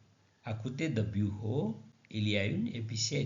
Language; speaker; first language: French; non-native, learner; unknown